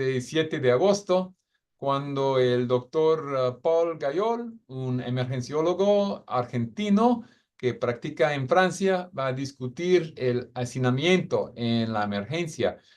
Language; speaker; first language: Spanish; non-native, fluent; English